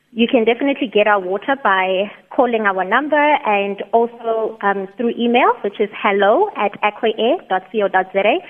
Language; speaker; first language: English; non-native, local second language; Tswana